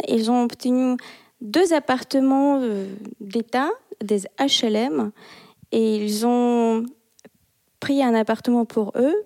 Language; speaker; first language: French; non-native, fluent; Russian